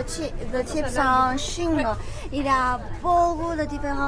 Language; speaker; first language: French; non-native, learner; Chinese